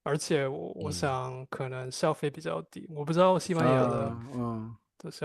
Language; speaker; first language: Chinese; non-native, fluent; English